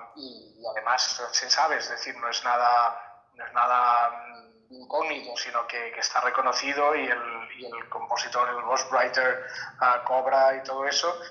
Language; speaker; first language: Spanish; native; Spanish